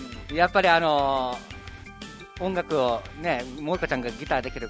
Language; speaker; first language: Japanese; native; Japanese